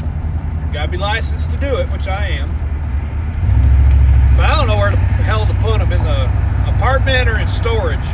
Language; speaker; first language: English; native; English